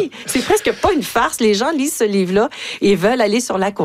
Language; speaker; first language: French; native; French